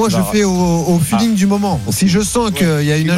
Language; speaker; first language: French; native; French